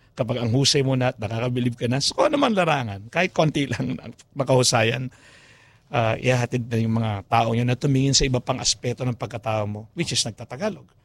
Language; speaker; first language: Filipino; non-native, local second language; Pampanga